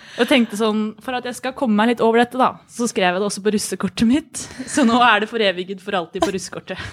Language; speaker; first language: Norwegian; native; Norwegian